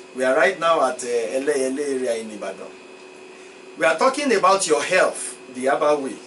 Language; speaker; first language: English; non-native, local second language; Yoruba